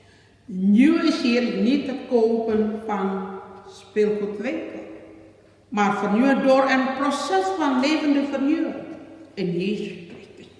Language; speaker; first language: Dutch; non-native, learner; Indonesian